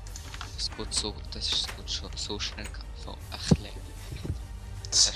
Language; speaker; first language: German; native; German